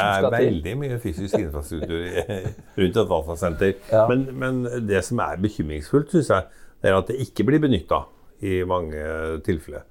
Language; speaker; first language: Norwegian; native; Norwegian